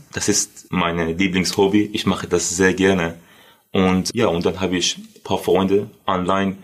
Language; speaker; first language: German; non-native, learner; Persian